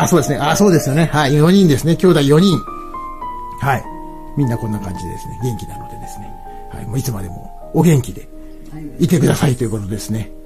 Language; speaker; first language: Japanese; native; Japanese